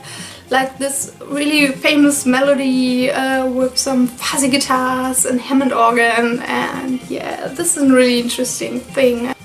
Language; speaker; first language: English; non-native, fluent; German